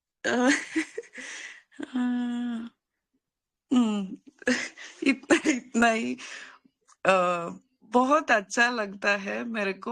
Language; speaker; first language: Hindi; non-native, local second language; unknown